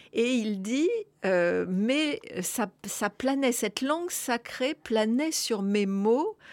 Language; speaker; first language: French; native; French